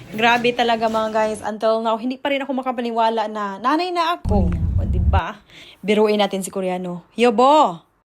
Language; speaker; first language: Filipino; non-native, local second language; Cebuano